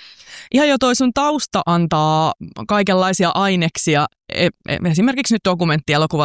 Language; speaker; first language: Finnish; native; Finnish